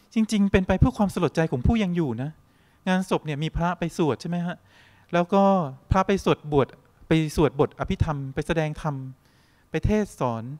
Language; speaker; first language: Thai; native; Thai